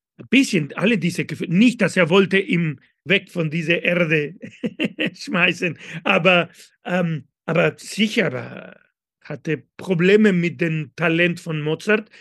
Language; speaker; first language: German; non-native, fluent; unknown